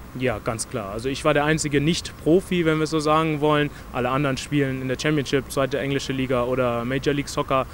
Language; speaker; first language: German; native; German